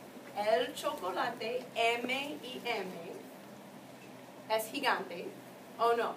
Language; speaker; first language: Spanish; non-native, fluent; English